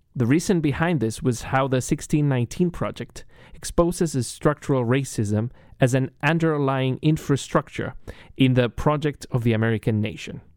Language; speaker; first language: English; non-native, fluent; Spanish